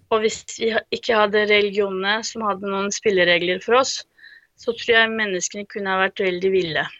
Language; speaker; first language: Norwegian; early bilingual, other home language; Turkish